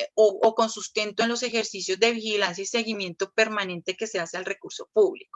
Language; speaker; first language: Spanish; native; Spanish